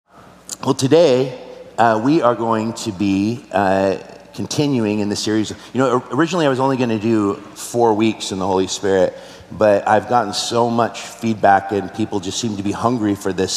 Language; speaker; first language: English; native; English